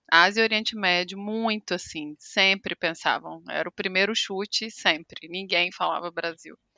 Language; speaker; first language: Portuguese; native; Portuguese